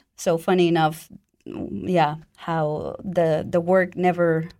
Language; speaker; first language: English; non-native, fluent; Spanish